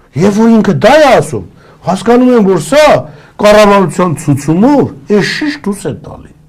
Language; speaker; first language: Armenian; early bilingual, other home language; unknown